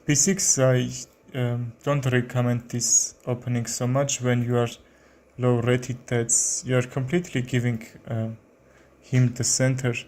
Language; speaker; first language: English; non-native, learner; Armenian